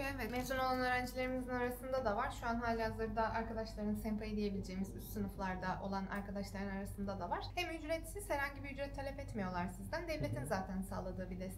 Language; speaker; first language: Turkish; native; Turkish